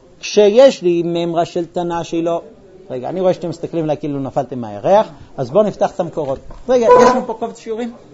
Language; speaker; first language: Hebrew; non-native, fluent; English